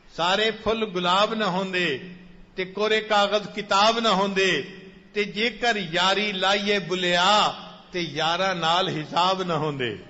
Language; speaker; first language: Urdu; non-native, local second language; Saraiki